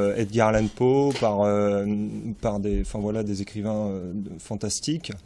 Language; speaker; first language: French; native; French